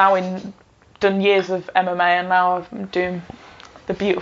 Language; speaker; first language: English; native; English